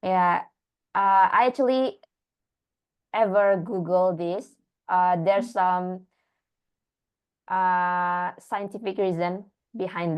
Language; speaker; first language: English; non-native, learner; Indonesian